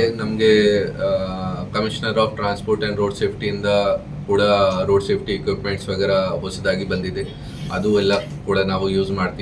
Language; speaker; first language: Kannada; non-native, local second language; Hindi